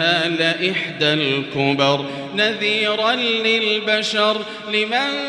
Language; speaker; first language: Arabic; native; Arabic